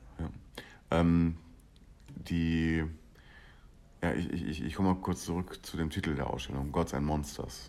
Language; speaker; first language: German; native; German